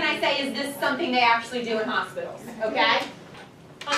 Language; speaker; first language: English; native; English